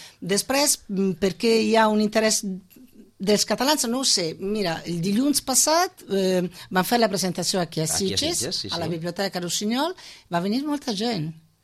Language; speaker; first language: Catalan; non-native, fluent; Italian